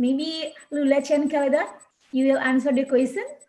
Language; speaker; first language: English; non-native, learner; Indonesian